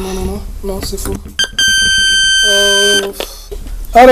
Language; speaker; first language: French; non-native, local second language; Comorian